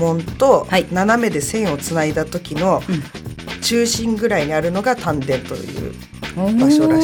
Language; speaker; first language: Japanese; native; Japanese